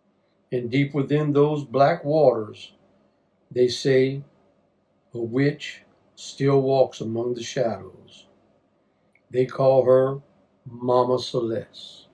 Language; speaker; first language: English; native; English